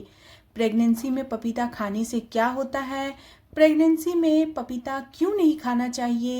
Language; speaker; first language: Hindi; native; Hindi